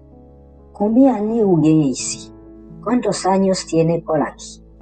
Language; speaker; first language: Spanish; non-native, learner; Haitian Creole